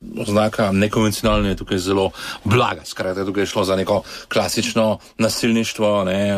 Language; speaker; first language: Slovenian; native; Slovenian